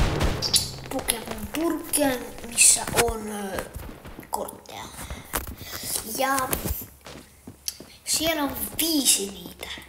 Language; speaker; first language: Finnish; early bilingual, other home language; Russian